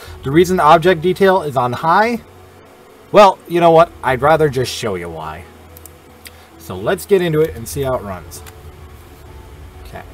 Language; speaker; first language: English; native; English